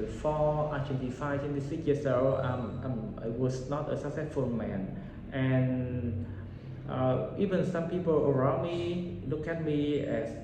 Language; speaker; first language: English; non-native, learner; Vietnamese